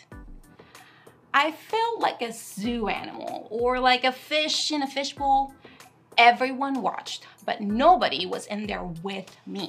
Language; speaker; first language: English; non-native, fluent; Spanish